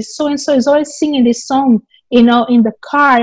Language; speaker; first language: English; non-native, fluent; Portuguese